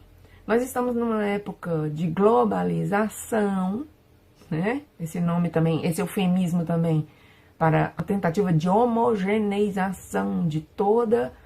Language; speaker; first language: Portuguese; non-native, fluent; Spanish